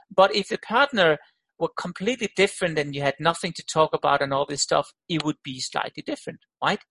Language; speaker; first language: English; non-native, fluent; Danish